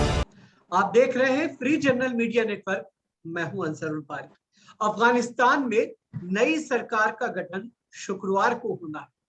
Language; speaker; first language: Hindi; native; Hindi